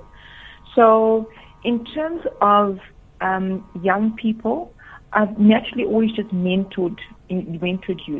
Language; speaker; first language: English; native; English